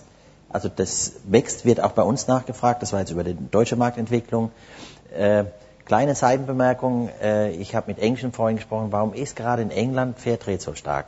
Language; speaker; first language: German; native; German